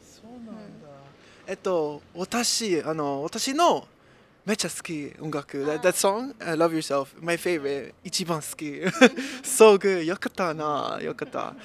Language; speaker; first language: Japanese; non-native, learner; English